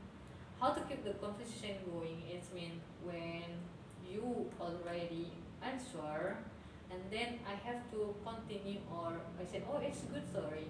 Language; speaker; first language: English; non-native, learner; Indonesian